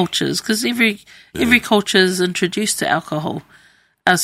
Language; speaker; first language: English; native; English